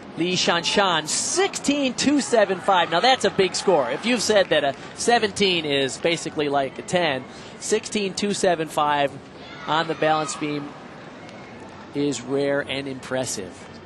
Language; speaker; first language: English; native; English